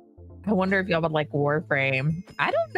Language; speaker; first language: English; native; English